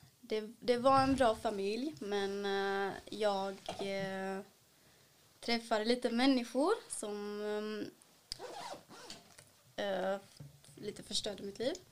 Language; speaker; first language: Swedish; early bilingual, other home language; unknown